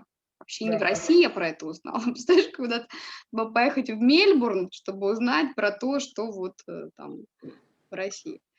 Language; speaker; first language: Russian; native; Russian